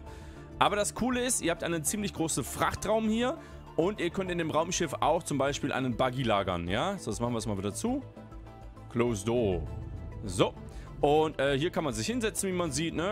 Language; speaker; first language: German; native; German